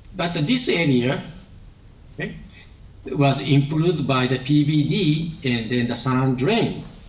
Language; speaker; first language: English; non-native, learner; Japanese